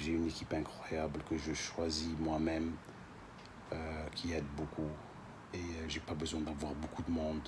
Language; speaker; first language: French; non-native, local second language; Arabic